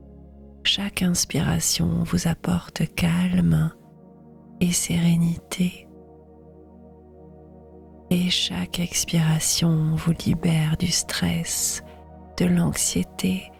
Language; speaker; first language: French; native; French